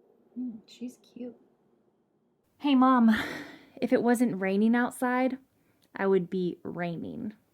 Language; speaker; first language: English; native; English